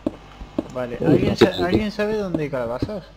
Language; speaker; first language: Spanish; native; Spanish